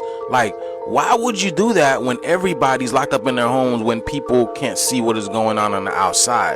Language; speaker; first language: English; native; English